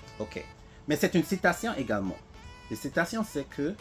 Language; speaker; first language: French; non-native, learner; English